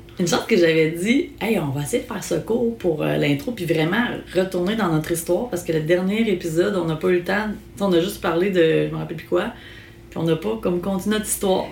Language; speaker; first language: French; native; French